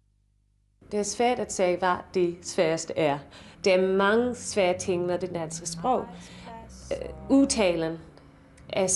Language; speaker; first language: Danish; non-native, learner; English